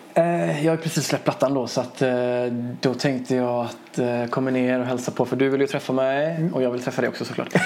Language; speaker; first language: Swedish; early bilingual, other home language; Persian